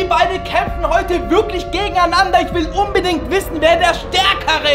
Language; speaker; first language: German; native; German